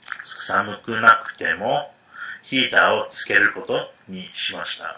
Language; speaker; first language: Japanese; non-native, fluent; English